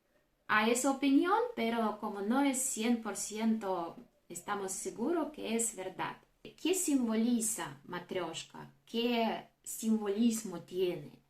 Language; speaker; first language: Spanish; non-native, fluent; Russian